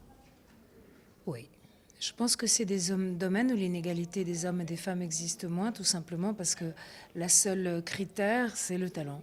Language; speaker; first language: French; early bilingual, other home language; Italian